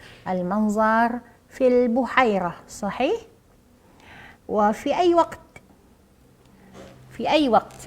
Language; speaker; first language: Arabic; non-native, fluent; Malay